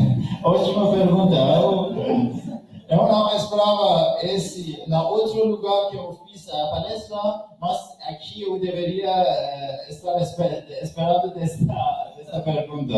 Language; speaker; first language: Portuguese; non-native, learner; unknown